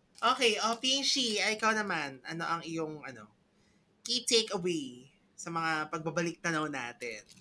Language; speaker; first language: Filipino; native; Filipino